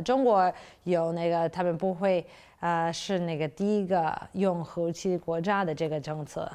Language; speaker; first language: Chinese; non-native, fluent; English